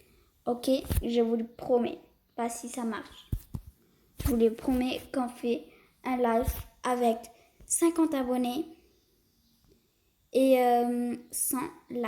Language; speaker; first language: French; early bilingual, other home language; Portuguese